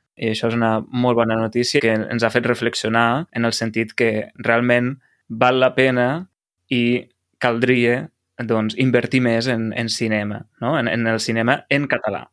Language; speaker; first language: Catalan; native; Catalan